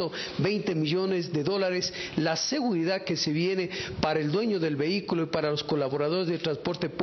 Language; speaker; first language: Spanish; native; Spanish